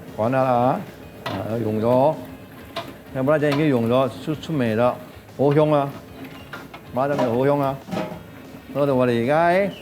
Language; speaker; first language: Cantonese; non-native, local second language; Min Nan Chinese